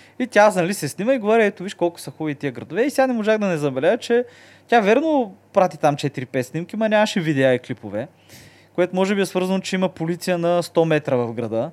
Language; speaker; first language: Bulgarian; native; Bulgarian